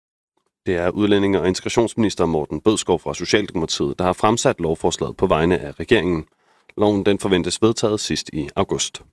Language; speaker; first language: Danish; native; Danish